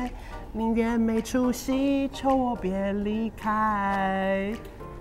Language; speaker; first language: Chinese; native; Chinese